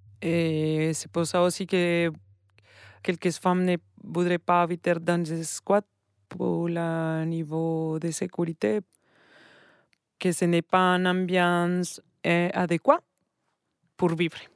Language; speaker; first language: French; non-native, learner; Spanish